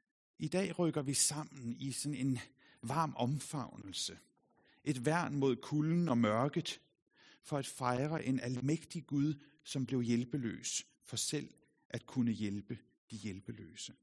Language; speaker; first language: Danish; native; Danish